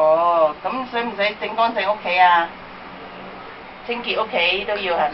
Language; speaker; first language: Cantonese; native; Cantonese